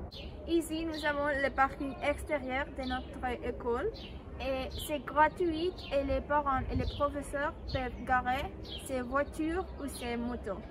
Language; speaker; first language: French; non-native, learner; Spanish